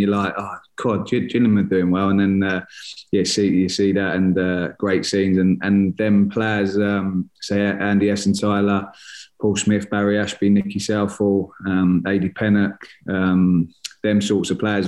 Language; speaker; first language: English; native; English